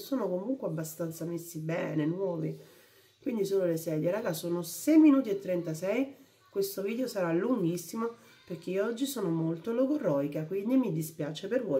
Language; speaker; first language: Italian; native; Italian